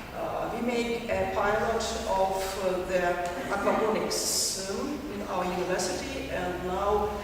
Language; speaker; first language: English; non-native, learner; Ukrainian